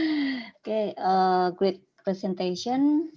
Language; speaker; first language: English; non-native, learner; Indonesian